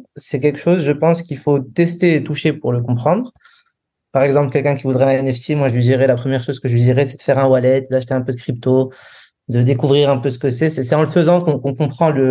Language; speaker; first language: French; non-native, local second language; Arabic